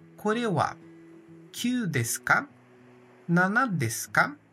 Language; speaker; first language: Japanese; non-native, learner; Portuguese